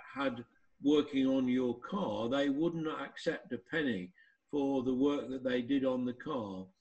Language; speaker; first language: English; native; English